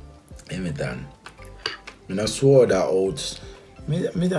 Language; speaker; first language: Finnish; non-native, learner; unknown